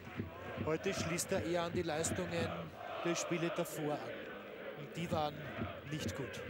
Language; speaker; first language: German; native; German